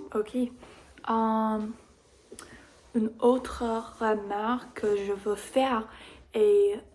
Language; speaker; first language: French; non-native, learner; English